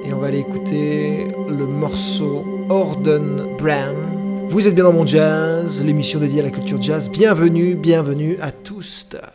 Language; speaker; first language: French; native; French